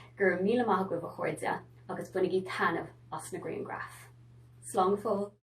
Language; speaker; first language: Irish; native; Irish